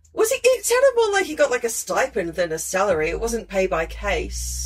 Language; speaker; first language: English; native; English